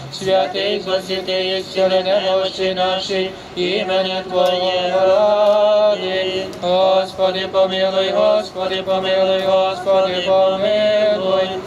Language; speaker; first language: Ukrainian; native; Ukrainian